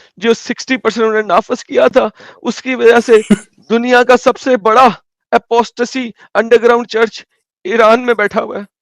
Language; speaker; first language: Urdu; native; Urdu